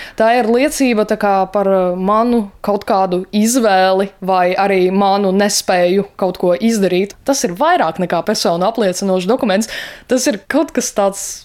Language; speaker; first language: Latvian; non-native, local second language; Russian